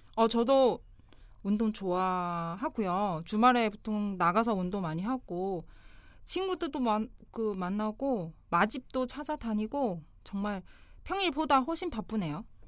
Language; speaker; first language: Korean; non-native, fluent; Chinese